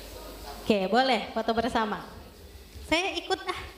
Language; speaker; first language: Indonesian; native; Indonesian